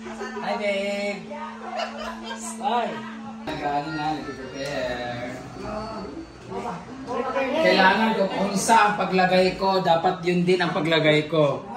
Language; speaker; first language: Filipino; non-native, local second language; Cebuano